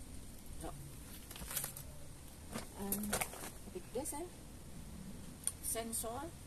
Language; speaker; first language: Dutch; non-native, learner; Indonesian